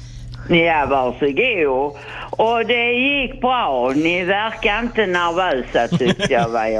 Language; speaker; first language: Swedish; native; Swedish